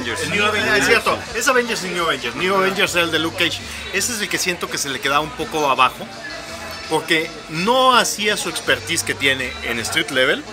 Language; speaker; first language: Spanish; native; Spanish